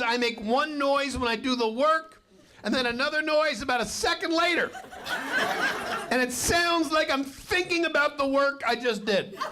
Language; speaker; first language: English; native; English